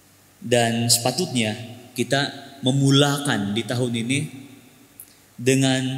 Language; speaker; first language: Malay; native; Malay